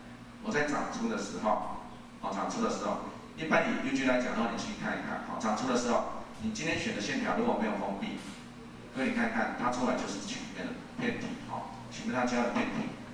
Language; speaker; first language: Chinese; native; Chinese